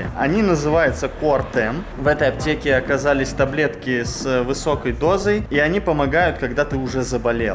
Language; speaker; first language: Russian; native; Russian